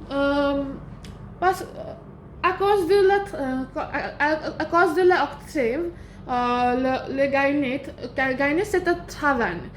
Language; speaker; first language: French; non-native, learner; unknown